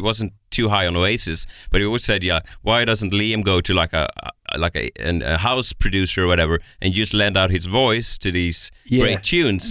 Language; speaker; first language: English; non-native, fluent; Swedish